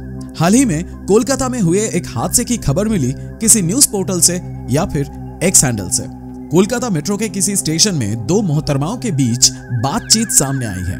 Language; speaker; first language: Hindi; non-native, local second language; Bangla